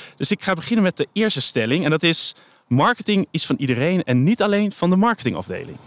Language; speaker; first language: Dutch; native; Dutch